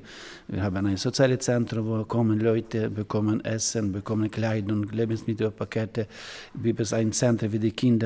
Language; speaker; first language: German; non-native, learner; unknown